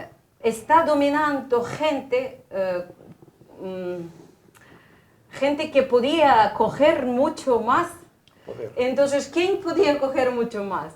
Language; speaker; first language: Spanish; non-native, fluent; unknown